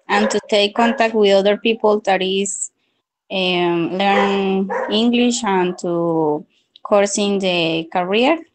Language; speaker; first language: English; non-native, learner; Spanish